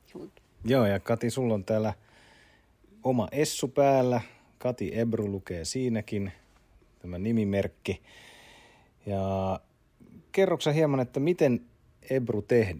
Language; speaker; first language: Finnish; native; Finnish